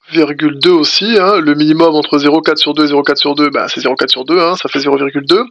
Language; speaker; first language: French; native; French